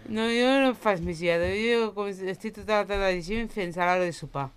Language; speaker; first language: Catalan; non-native, local second language; Spanish